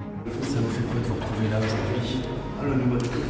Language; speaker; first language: French; native; French